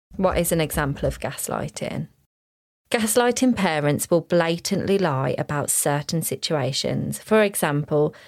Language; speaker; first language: English; native; English